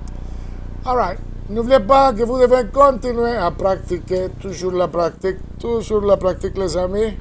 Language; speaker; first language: French; non-native, fluent; Spanish